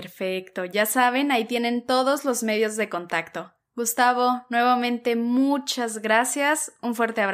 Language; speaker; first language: Spanish; native; Spanish